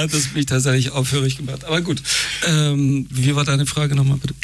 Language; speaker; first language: German; early bilingual, other home language; Persian